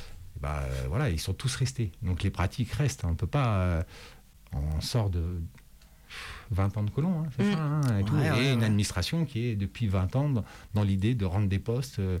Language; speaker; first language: French; native; French